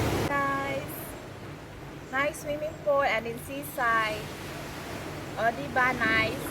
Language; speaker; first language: English; non-native, learner; Filipino